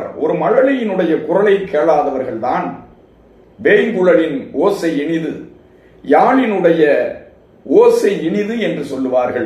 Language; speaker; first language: Tamil; native; Tamil